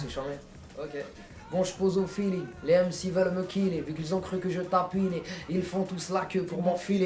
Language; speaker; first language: French; native; French